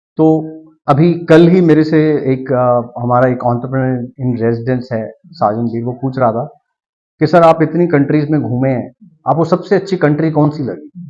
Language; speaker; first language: Hindi; native; Hindi